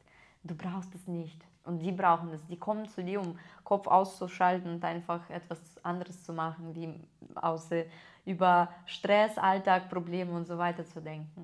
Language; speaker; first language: German; non-native, fluent; Russian